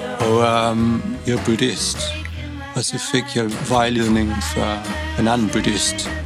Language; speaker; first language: Danish; non-native, fluent; English